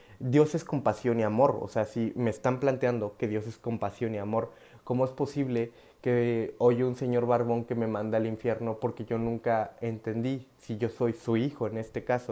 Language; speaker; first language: Spanish; native; Spanish